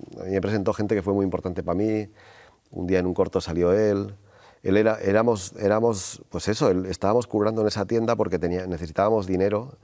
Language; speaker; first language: Spanish; native; Spanish